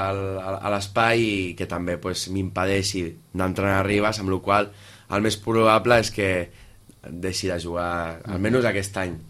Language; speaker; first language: Catalan; native; Catalan